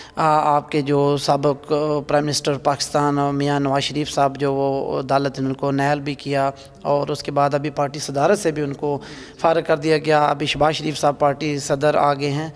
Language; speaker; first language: Urdu; non-native, local second language; Pahari-Potwari